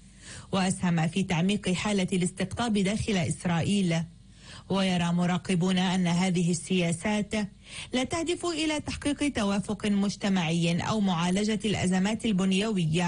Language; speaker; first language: Arabic; native; Arabic